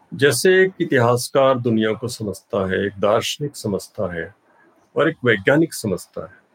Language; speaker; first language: Hindi; non-native, local second language; Bhojpuri